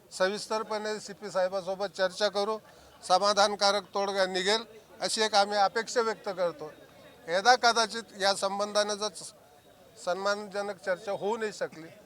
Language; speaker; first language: Marathi; native; Marathi